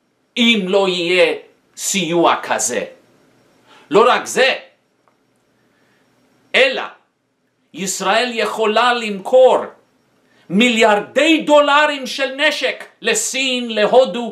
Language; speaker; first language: Hebrew; non-native, fluent; English